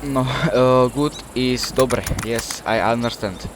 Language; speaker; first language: English; non-native, learner; Slovak